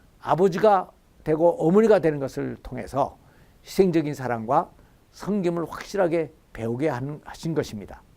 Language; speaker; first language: Korean; native; Korean